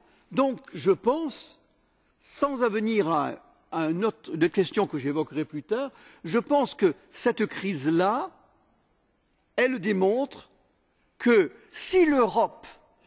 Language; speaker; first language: French; native; French